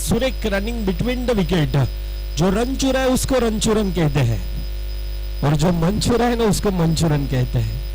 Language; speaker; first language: Hindi; non-native, local second language; Marathi